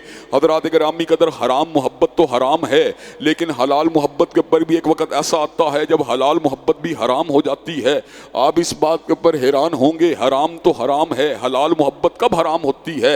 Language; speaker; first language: Urdu; native; Urdu